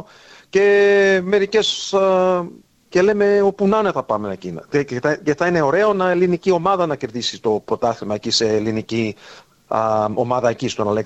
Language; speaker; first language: Greek; early bilingual, heritage; English